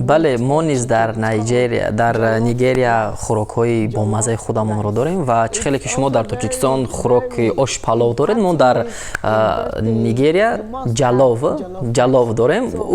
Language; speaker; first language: Persian; non-native, fluent; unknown